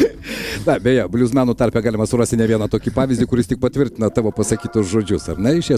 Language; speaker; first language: Lithuanian; native; Lithuanian